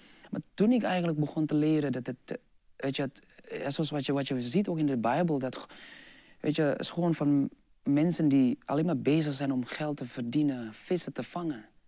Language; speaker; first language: Dutch; non-native, fluent; Indonesian